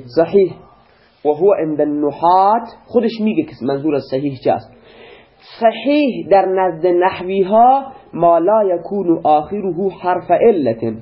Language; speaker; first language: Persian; non-native, local second language; Baluchi